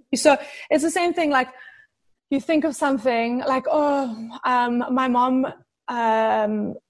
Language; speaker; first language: English; native; English